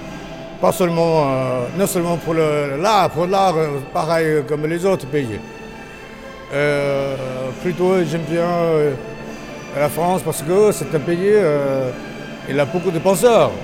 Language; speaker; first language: French; non-native, learner; Chinese